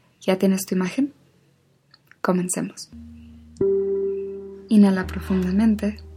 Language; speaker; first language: Spanish; native; Spanish